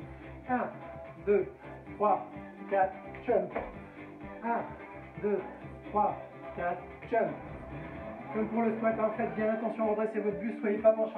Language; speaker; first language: French; native; French